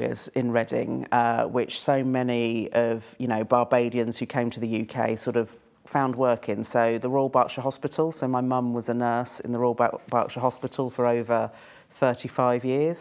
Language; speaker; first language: English; native; English